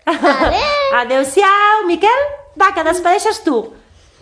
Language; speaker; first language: Catalan; native; Catalan